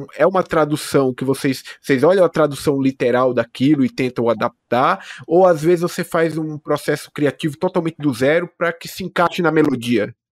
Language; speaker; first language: Portuguese; native; Portuguese